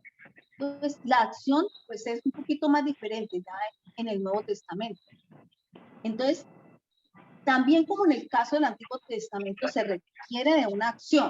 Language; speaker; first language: Spanish; native; Spanish